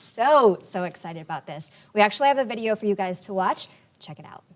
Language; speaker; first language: English; native; English